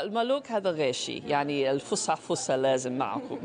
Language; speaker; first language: Arabic; non-native, fluent; English